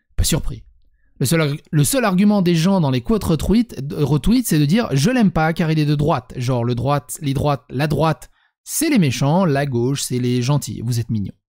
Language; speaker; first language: French; early bilingual, other home language; Serbian